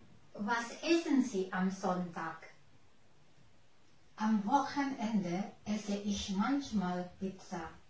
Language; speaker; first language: German; non-native, learner; Indonesian